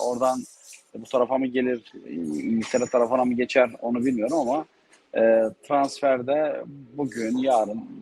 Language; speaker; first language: Turkish; native; Turkish